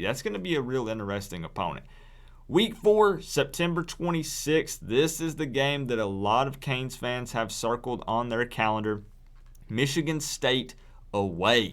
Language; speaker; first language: English; native; English